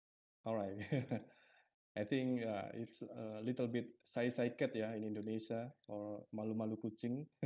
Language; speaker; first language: English; non-native, fluent; Indonesian